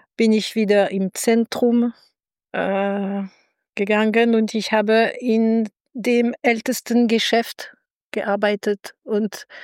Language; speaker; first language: German; non-native, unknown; French